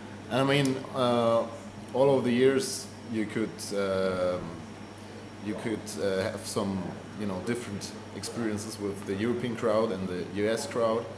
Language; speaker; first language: English; non-native, fluent; German